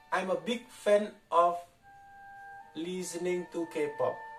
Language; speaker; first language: English; non-native, fluent; Indonesian